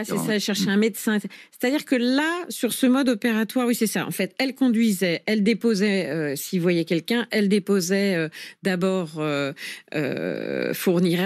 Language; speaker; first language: French; native; French